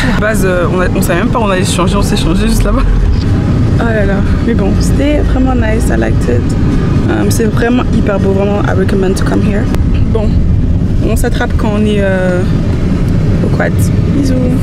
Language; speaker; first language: French; native; French